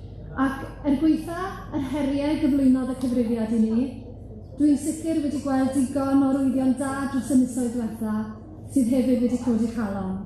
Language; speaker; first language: Welsh; native; Welsh